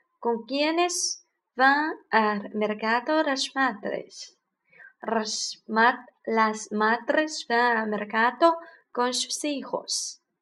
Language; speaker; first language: Spanish; non-native, learner; Chinese